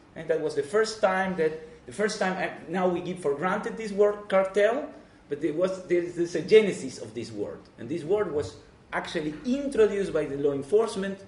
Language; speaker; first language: English; non-native, fluent; Spanish